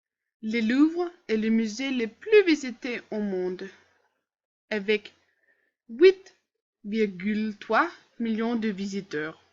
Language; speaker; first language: French; non-native, learner; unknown